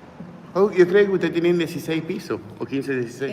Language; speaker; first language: Spanish; early bilingual, heritage; English